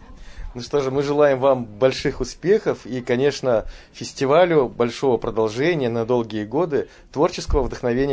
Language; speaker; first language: Russian; native; Russian